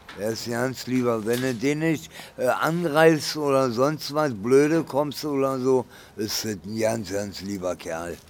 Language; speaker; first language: German; early bilingual, other home language; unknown